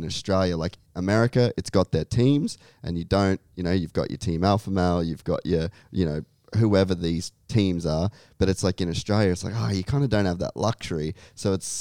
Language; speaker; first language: English; native; English